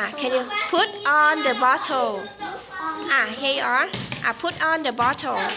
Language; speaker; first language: English; non-native, fluent; Thai